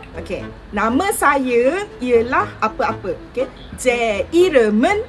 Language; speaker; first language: Malay; non-native, fluent; Korean